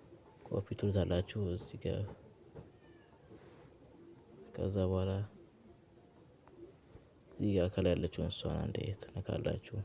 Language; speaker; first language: Amharic; native; Amharic